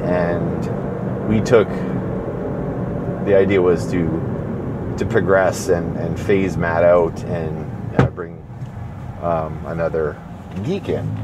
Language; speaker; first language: English; native; English